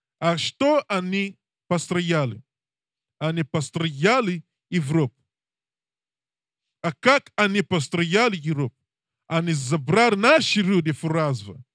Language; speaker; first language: Russian; non-native, learner; English